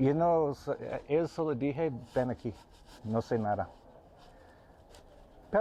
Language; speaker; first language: Spanish; non-native, learner; English